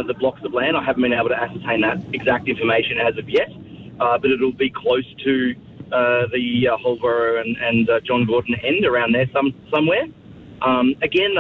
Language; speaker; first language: English; native; English